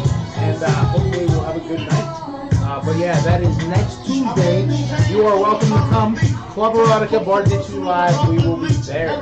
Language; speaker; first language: English; native; English